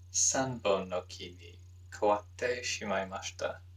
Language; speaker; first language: Japanese; non-native, learner; English